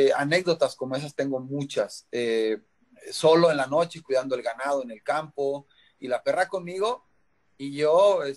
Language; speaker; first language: Spanish; native; Spanish